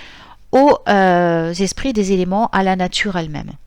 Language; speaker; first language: French; native; French